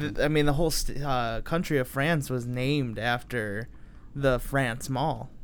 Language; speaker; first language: English; native; English